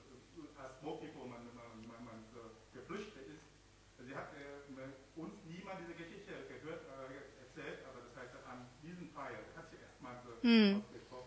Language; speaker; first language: German; non-native, learner; Vietnamese